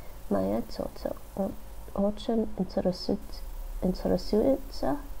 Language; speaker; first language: Russian; non-native, learner; English